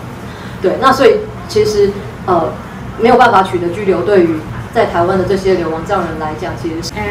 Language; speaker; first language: Chinese; native; Chinese